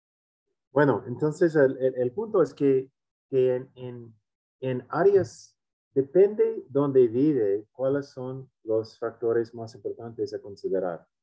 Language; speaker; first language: Spanish; non-native, fluent; English